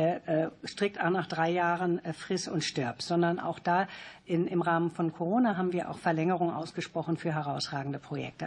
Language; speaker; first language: German; native; German